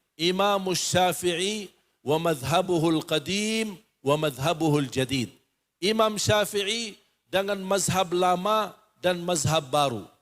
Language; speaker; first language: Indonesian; non-native, fluent; Arabic